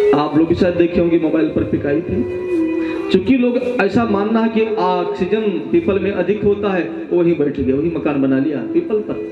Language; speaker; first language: Hindi; native; Hindi